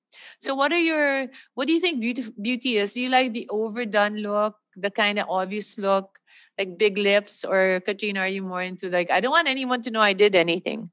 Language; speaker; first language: English; non-native, local second language; Filipino